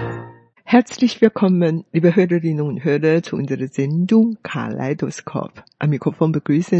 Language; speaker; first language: German; non-native, fluent; Chinese